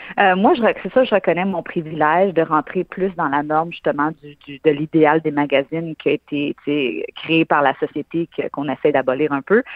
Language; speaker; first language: French; native; French